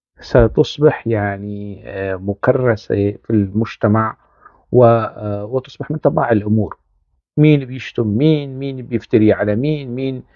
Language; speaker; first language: Arabic; non-native, local second language; Kurdish